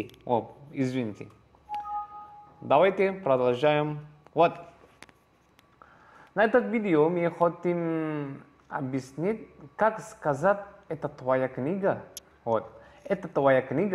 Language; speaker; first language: Russian; non-native, learner; Javanese